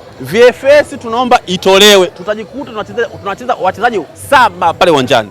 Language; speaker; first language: Swahili; native; Swahili